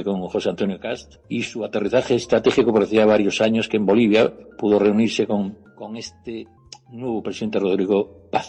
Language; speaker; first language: Spanish; native; Spanish